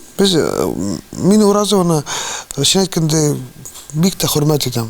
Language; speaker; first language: Tatar; native; Tatar